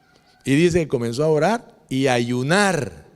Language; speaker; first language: Spanish; native; Spanish